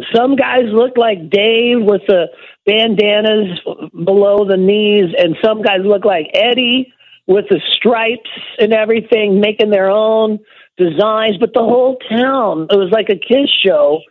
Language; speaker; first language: English; native; English